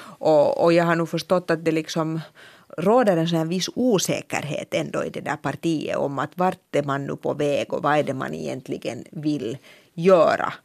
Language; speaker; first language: Swedish; native; Swedish